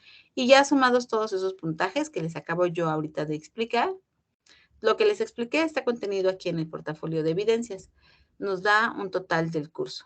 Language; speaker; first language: Spanish; native; Spanish